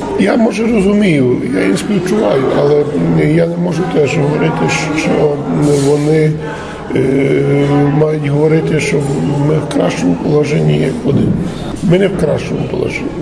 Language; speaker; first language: Ukrainian; early bilingual, heritage; Ukrainian